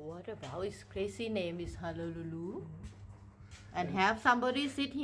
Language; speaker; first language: English; non-native, learner; Thai